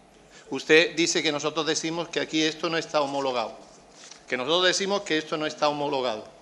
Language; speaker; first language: Spanish; native; Spanish